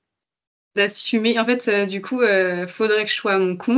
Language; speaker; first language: French; native; French